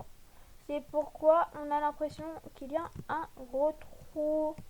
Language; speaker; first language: French; native; French